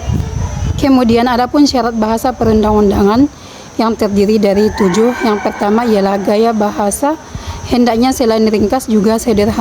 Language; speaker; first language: Indonesian; native; Indonesian